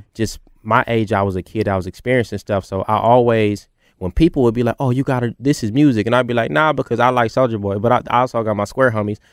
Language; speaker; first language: English; native; English